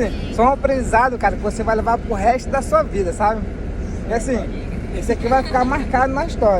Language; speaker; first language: Portuguese; native; Portuguese